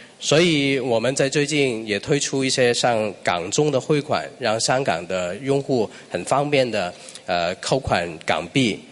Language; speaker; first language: Chinese; non-native, local second language; Cantonese